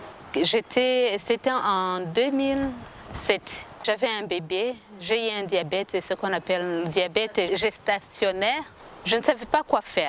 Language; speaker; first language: French; non-native, local second language; Kinyarwanda